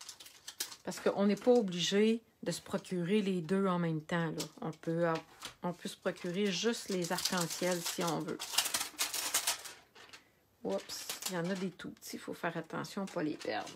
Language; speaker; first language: French; native; French